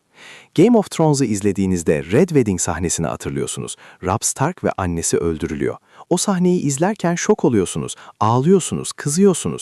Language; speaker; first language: Turkish; native; Turkish